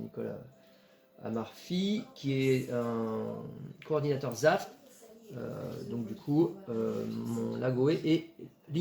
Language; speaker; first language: French; native; French